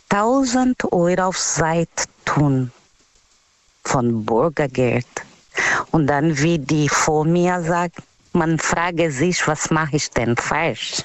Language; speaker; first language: German; non-native, learner; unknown